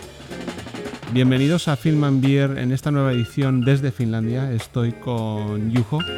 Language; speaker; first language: Spanish; native; Spanish